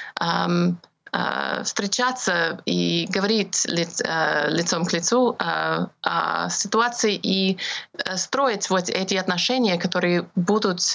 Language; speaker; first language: Russian; non-native, fluent; English